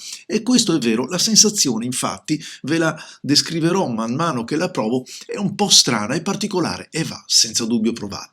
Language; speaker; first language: Italian; native; Italian